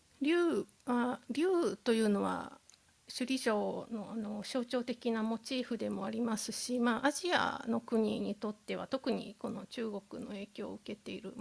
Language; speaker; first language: Japanese; native; Japanese